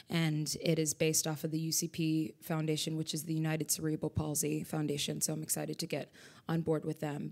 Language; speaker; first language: English; native; English